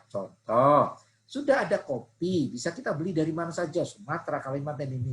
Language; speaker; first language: Indonesian; non-native, local second language; Javanese